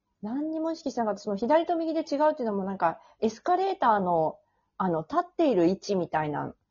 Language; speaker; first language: Japanese; native; Japanese